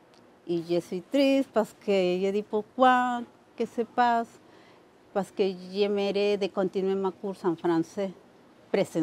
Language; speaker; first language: French; non-native, learner; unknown